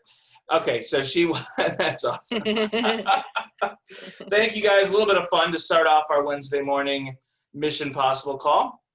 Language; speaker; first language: English; native; English